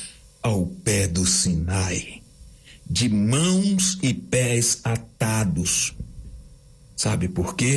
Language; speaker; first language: Portuguese; native; Portuguese